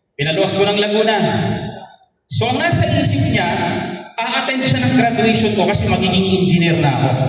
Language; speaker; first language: Filipino; non-native, local second language; Bikol